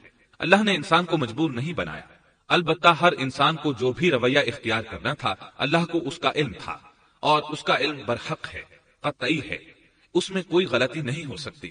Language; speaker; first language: Urdu; native; Urdu